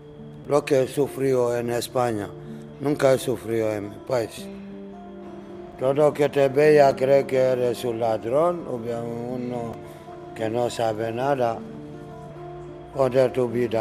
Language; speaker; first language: Spanish; non-native, learner; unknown